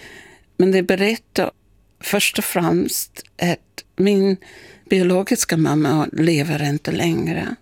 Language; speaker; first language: Swedish; non-native, fluent; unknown